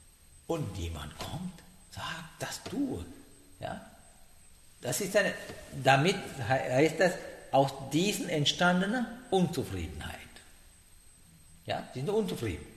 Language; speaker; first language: German; non-native, learner; Sinhala